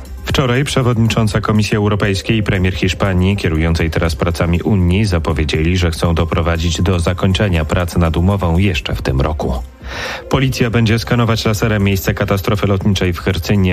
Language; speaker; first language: Polish; native; Polish